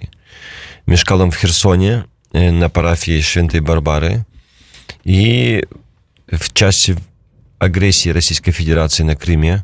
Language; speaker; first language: Polish; non-native, learner; Russian